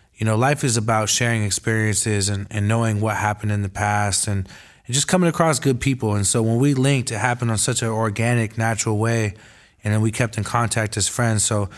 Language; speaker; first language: English; native; English